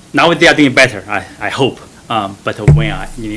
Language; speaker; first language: English; non-native, fluent; Chinese